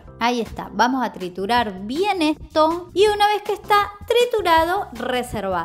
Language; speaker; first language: Spanish; native; Spanish